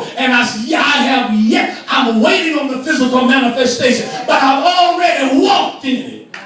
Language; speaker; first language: English; native; English